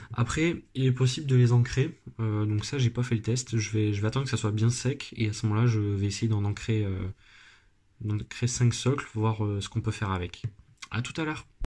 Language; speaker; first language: French; native; French